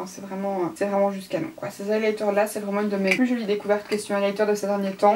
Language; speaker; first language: French; native; French